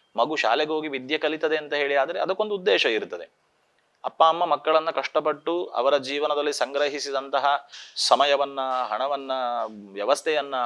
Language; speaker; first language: Kannada; non-native, local second language; Tulu